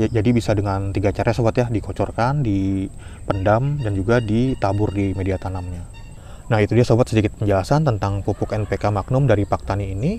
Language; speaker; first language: Indonesian; native; Indonesian